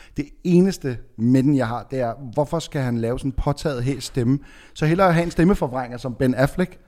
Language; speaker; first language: Danish; early bilingual, other home language; Turkish